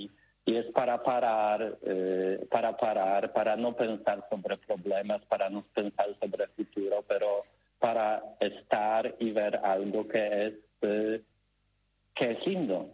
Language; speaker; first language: Spanish; non-native, learner; Polish